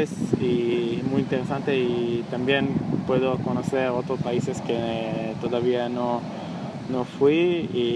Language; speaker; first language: Spanish; non-native, learner; Hebrew